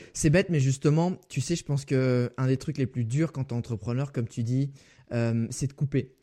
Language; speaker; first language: French; native; French